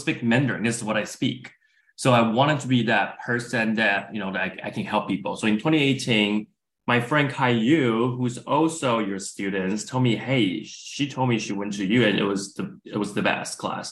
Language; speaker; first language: English; non-native, fluent; Chinese